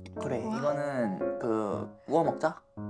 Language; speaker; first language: Korean; native; Korean